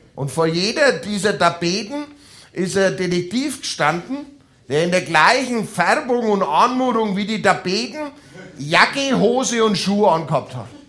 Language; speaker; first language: German; native; German